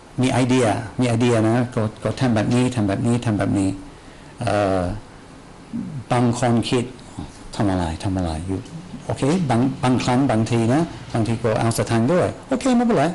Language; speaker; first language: Thai; non-native, learner; English